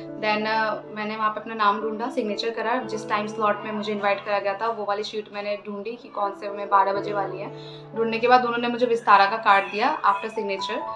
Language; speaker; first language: Hindi; non-native, local second language; Assamese